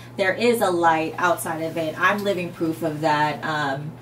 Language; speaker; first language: English; native; English